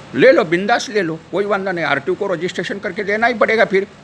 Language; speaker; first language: Hindi; non-native, local second language; Marathi